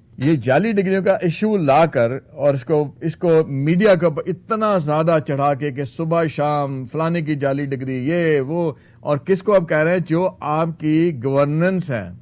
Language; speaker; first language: Urdu; native; Urdu